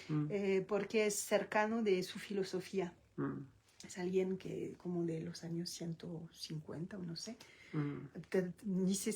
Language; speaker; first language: Spanish; non-native, learner; French